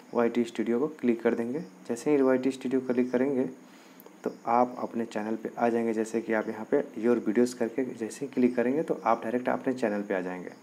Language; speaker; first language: Hindi; native; Hindi